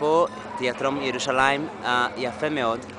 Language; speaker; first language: Hebrew; non-native, learner; Portuguese